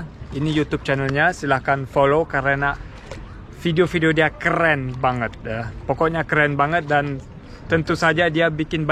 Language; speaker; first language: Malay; early bilingual, heritage; Indonesian